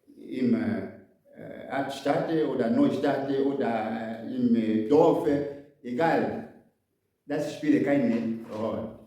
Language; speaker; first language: German; non-native, learner; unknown